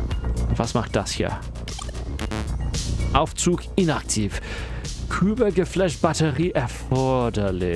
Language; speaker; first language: German; non-native, fluent; English